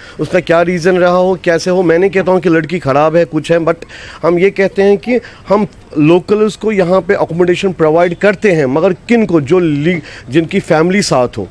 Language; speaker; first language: Urdu; non-native, local second language; Kashmiri